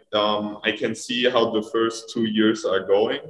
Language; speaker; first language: English; non-native, fluent; German